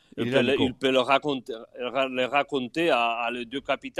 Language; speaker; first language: French; non-native, learner; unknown